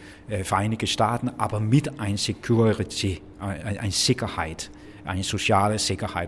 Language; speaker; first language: German; non-native, fluent; Danish